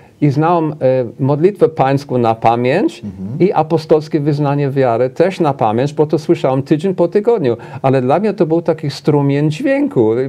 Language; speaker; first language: Polish; non-native, fluent; English